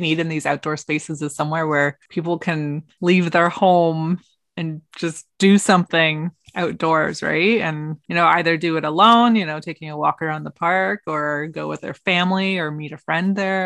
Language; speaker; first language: English; native; English